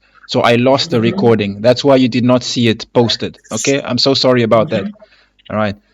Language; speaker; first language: English; non-native, fluent; Lingala